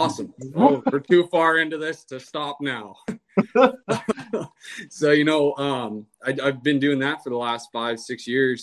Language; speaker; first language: English; native; English